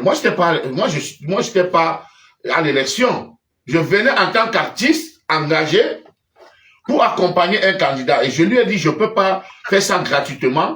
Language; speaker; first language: French; native; French